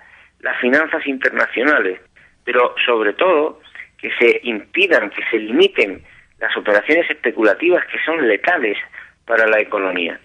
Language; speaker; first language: Spanish; native; Spanish